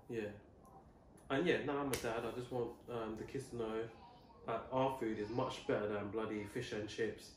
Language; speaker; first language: English; native; English